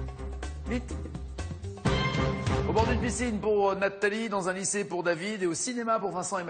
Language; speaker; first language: French; native; French